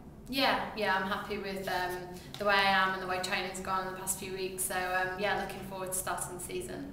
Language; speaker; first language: English; native; English